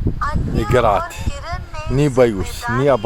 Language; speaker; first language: Russian; non-native, learner; Arabic